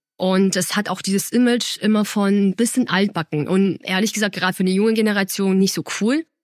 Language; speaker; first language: German; early bilingual, other home language; Chinese